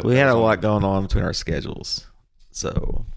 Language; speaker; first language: English; native; English